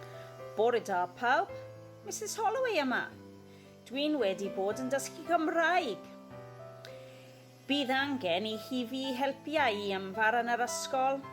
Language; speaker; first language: Welsh; non-native, learner; English